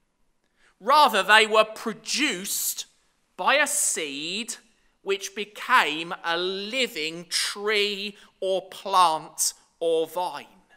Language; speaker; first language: English; native; English